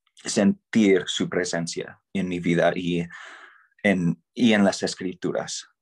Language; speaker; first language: Spanish; non-native, fluent; English